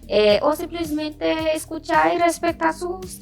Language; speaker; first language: Spanish; non-native, learner; Portuguese